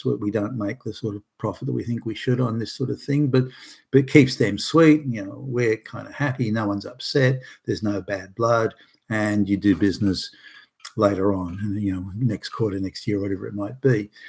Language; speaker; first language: English; native; English